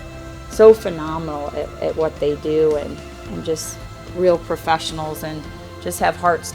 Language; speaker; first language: English; native; English